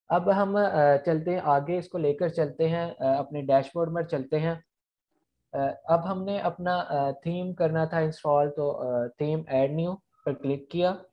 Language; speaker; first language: Urdu; non-native, local second language; Punjabi